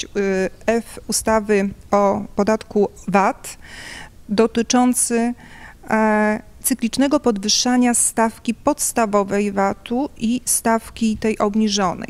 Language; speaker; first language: Polish; native; Polish